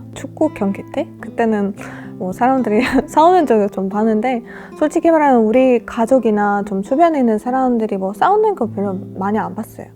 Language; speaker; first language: Korean; non-native, fluent; Russian